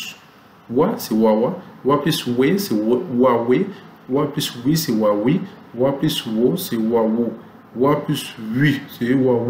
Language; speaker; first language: French; non-native, local second language; Lingala